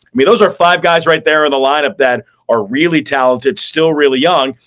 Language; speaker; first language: English; native; English